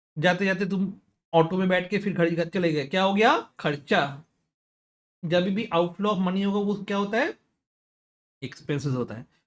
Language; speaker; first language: Hindi; non-native, local second language; Bangla